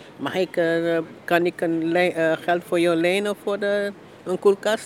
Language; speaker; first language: Dutch; non-native, learner; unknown